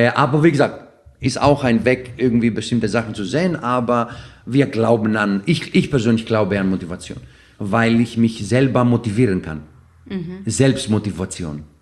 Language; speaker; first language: German; non-native, fluent; Greek